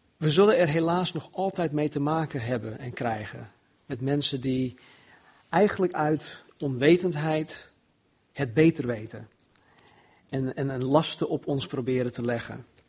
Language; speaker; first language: Dutch; non-native, fluent; English